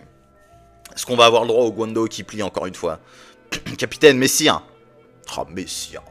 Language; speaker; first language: French; native; French